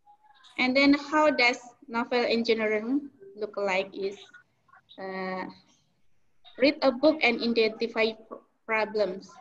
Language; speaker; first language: English; non-native, learner; Indonesian